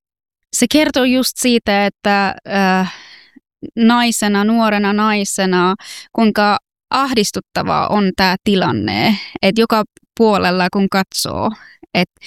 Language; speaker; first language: Finnish; non-native, fluent; Persian